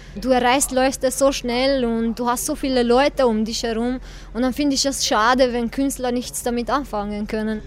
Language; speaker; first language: German; non-native, fluent; Albanian